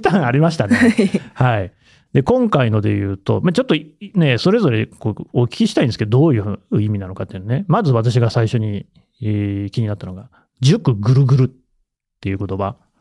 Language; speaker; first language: Japanese; native; Japanese